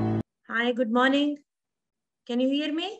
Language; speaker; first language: English; non-native, fluent; Hindi